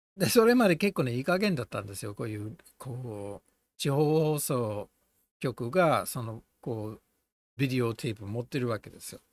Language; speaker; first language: Japanese; non-native, fluent; English